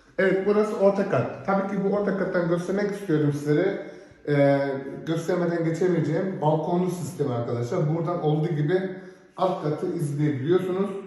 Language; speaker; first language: Turkish; native; Turkish